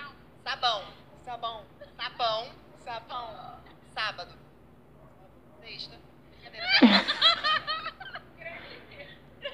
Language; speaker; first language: Portuguese; native; Portuguese